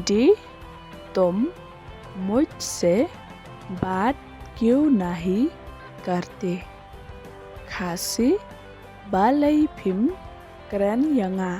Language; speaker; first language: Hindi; non-native, learner; Khasi